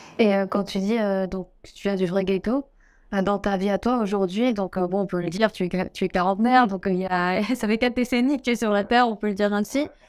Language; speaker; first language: French; native; French